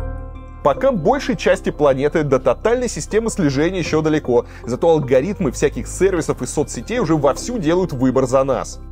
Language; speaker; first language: Russian; native; Russian